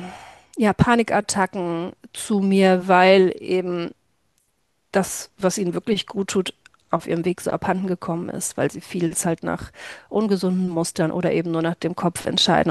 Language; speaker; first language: German; native; German